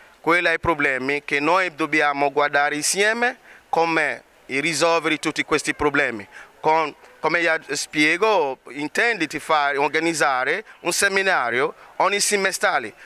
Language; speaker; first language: Italian; non-native, learner; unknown